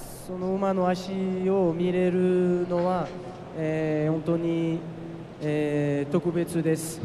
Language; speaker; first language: Japanese; non-native, fluent; French